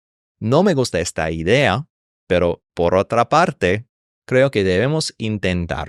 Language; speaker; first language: Spanish; non-native, fluent; English